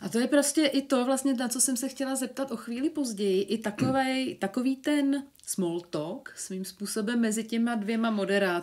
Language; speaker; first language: Czech; native; Czech